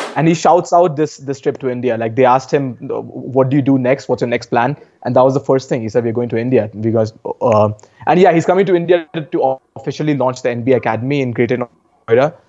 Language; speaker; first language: English; non-native, local second language; Hindi